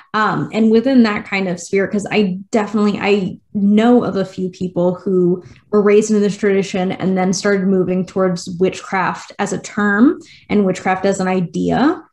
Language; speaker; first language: English; native; English